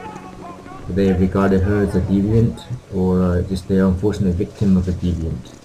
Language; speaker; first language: English; native; English